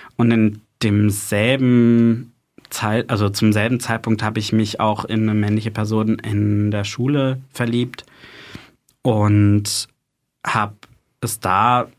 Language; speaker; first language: German; native; German